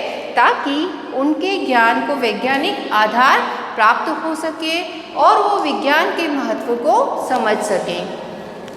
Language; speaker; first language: Hindi; native; Hindi